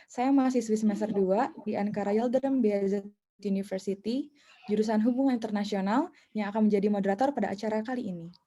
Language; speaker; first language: Indonesian; native; Indonesian